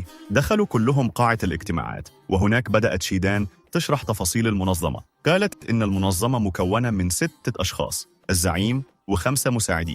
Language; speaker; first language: Arabic; native; Arabic